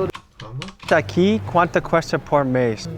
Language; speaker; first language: Spanish; non-native, learner; English